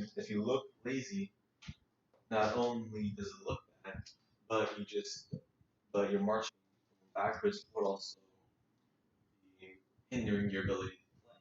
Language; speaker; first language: English; native; English